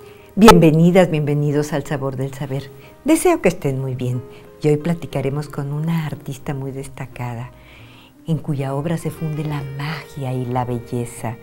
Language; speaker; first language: Spanish; native; Spanish